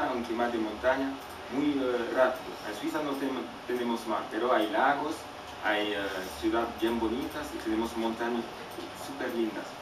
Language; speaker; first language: Spanish; non-native, fluent; French